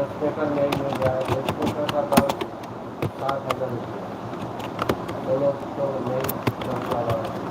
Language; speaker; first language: Hindi; non-native, local second language; Santali